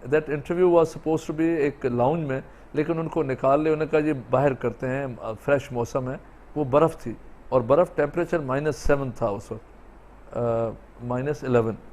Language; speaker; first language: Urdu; non-native, local second language; Sindhi